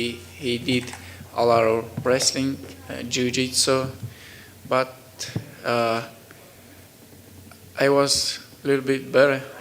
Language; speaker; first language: English; non-native, learner; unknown